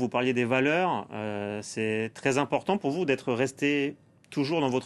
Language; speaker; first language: French; native; French